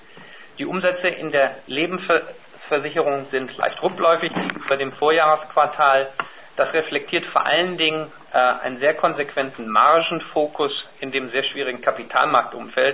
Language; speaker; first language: German; native; German